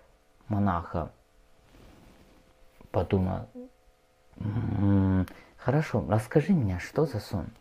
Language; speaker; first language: Russian; non-native, learner; Chinese